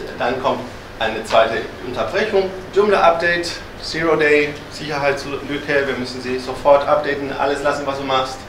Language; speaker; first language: German; non-native, fluent; Spanish